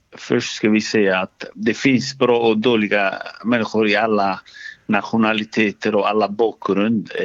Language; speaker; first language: Swedish; early bilingual, other home language; Somali